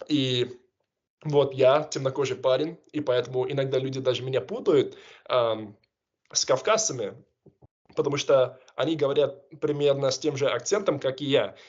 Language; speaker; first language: Russian; non-native, fluent; English